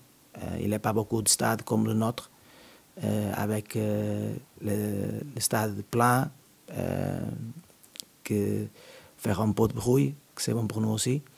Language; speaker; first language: French; non-native, learner; Portuguese